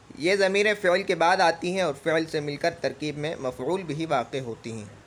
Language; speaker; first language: Urdu; native; Urdu